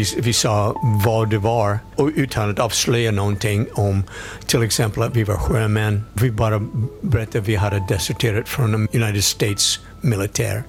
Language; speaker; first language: Swedish; non-native, fluent; English